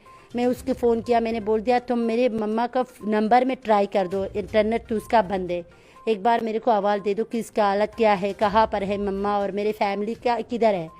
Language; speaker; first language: Hindi; non-native, fluent; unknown